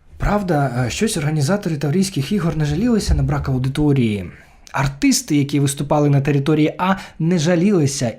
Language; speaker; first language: Ukrainian; non-native, local second language; Russian